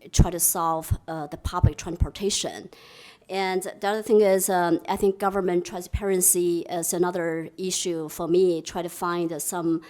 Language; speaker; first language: English; non-native, fluent; Chinese